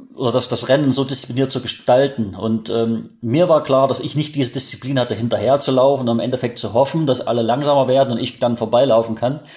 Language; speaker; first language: German; native; German